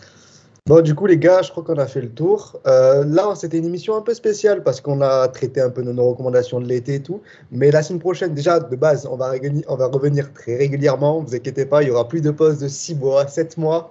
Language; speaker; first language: French; native; French